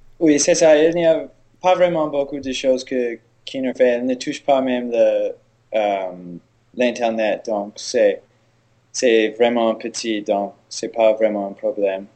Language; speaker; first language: French; non-native, learner; English